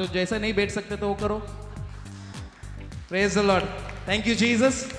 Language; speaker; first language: Hindi; non-native, local second language; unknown